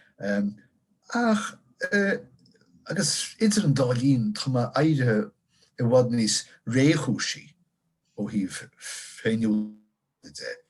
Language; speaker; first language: Irish; non-native, local second language; English